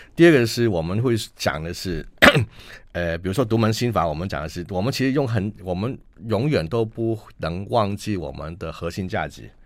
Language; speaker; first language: Chinese; non-native, local second language; Cantonese